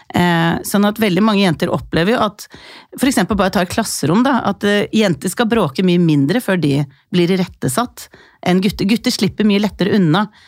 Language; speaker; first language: Norwegian; early bilingual, other home language; Icelandic